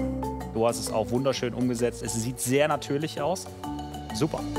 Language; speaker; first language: German; native; German